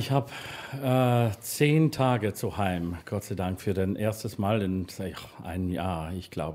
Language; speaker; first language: German; non-native, fluent; English